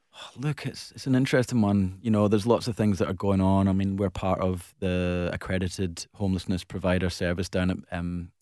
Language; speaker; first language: English; native; English